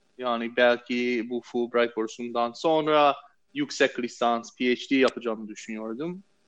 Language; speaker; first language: Turkish; non-native, fluent; English